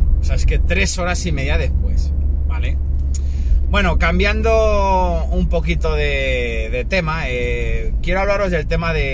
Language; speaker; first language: Spanish; native; Spanish